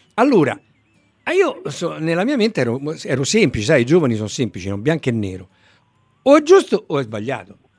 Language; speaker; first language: Italian; native; Italian